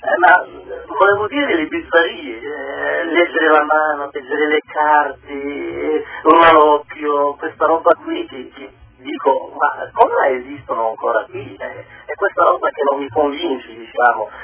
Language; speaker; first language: Italian; non-native, fluent; Arabic